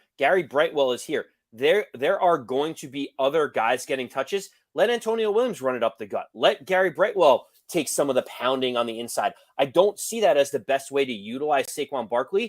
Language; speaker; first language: English; native; English